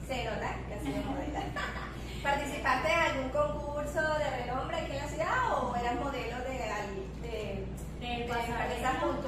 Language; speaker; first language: Spanish; native; Spanish